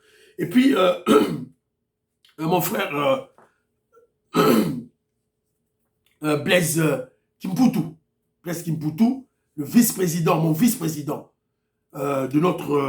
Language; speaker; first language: French; non-native, local second language; Lingala